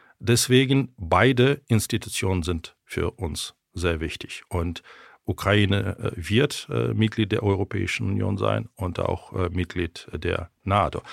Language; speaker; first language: German; non-native, fluent; Ukrainian